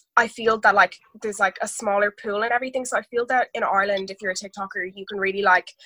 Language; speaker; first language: English; native; English